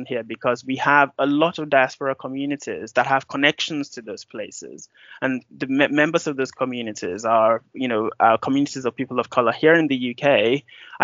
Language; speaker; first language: English; non-native, local second language; Yoruba